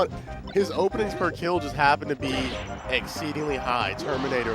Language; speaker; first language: English; native; English